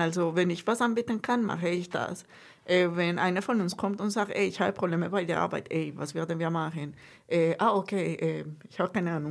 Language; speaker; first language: German; non-native, fluent; Spanish